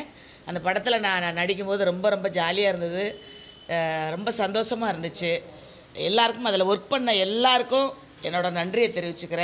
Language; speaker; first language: Tamil; native; Tamil